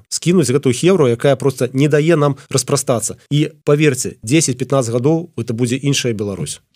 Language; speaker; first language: Belarusian; non-native, local second language; Russian